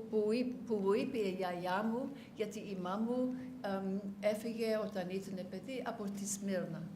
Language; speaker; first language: Greek; non-native, learner; English